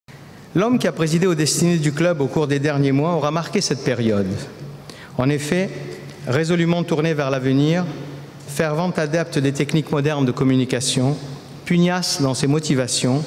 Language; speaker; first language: French; native; French